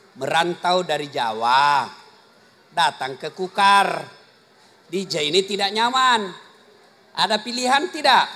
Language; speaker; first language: Indonesian; non-native, local second language; Buginese